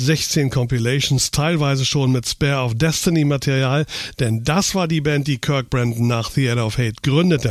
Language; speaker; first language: German; native; German